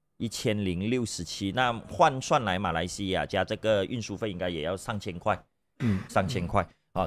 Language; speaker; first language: Chinese; native; Chinese